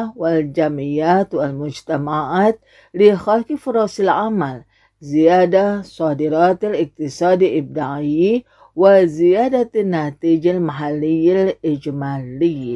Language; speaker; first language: Arabic; non-native, fluent; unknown